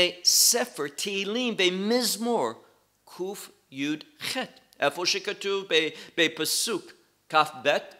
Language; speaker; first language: Hebrew; non-native, fluent; English